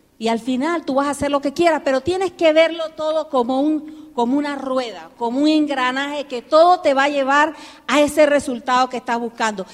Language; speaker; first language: Spanish; early bilingual, heritage; Spanish